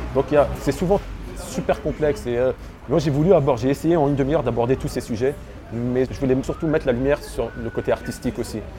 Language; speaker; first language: French; early bilingual, other home language; Arabic